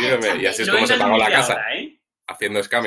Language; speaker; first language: Spanish; native; Spanish